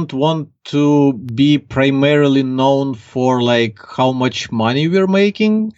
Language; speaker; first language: English; non-native, fluent; Ukrainian